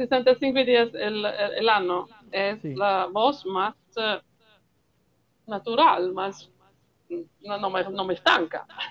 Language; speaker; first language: Spanish; non-native, learner; Italian